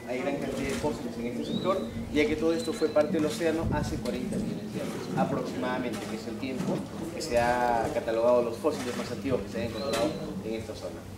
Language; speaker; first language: Spanish; native; Spanish